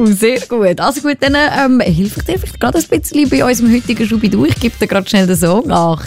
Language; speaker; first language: German; native; German